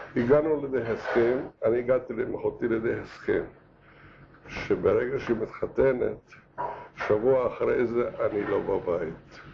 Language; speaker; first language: Hebrew; non-native, fluent; Yiddish